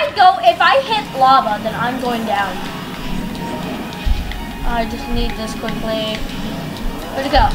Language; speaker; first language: English; native; English